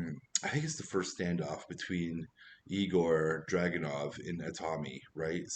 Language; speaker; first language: English; native; English